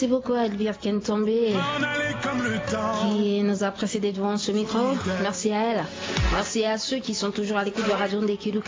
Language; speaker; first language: French; non-native, local second language; Sango